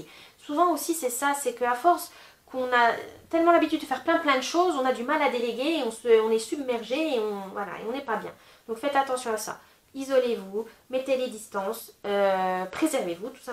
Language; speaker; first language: French; native; French